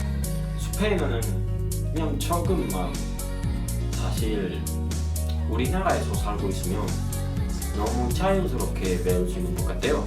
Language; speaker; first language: Korean; non-native, learner; Spanish